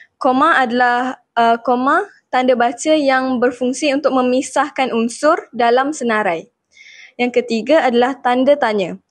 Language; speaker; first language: Malay; native; Malay